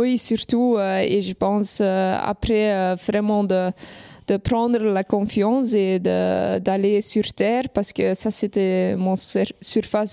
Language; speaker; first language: French; non-native, local second language; Dutch